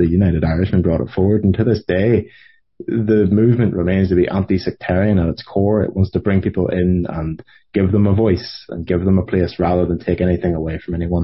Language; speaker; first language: English; native; English